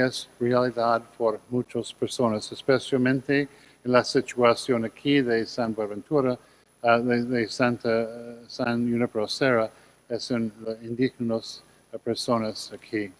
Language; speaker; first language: Spanish; non-native, learner; English